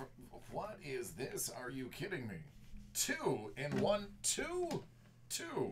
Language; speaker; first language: English; native; English